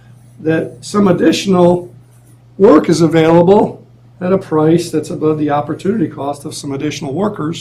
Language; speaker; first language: English; native; English